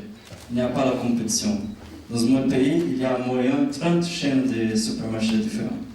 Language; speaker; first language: French; non-native, fluent; Portuguese